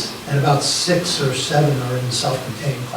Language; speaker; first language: English; native; English